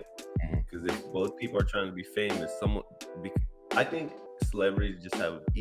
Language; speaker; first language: English; native; English